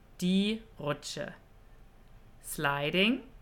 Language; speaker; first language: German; non-native, fluent; English